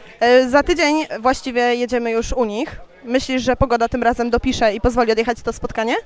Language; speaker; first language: Polish; native; Polish